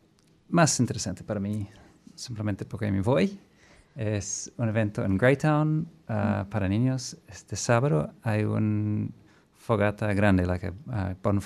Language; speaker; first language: Spanish; non-native, fluent; English